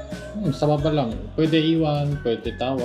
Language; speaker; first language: Filipino; non-native, learner; Korean